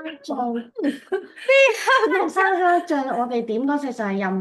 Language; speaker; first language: Cantonese; native; Cantonese